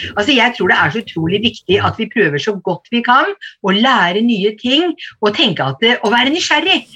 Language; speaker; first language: Norwegian; native; Norwegian